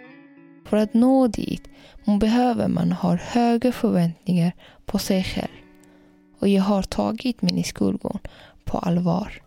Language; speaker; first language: Swedish; non-native, learner; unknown